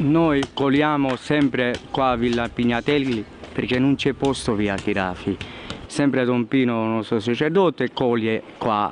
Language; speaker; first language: Italian; non-native, learner; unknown